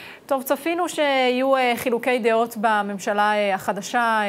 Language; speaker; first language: Hebrew; native; Hebrew